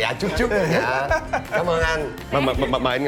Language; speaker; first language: Vietnamese; native; Vietnamese